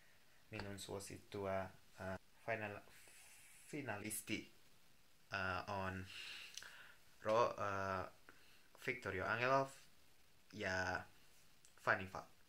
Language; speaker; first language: Finnish; non-native, learner; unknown